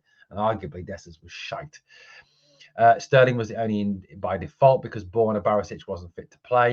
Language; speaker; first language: English; native; English